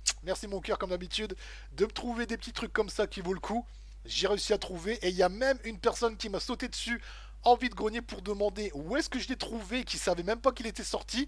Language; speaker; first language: French; native; French